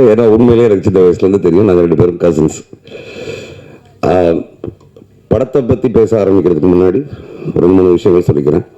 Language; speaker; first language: Tamil; native; Tamil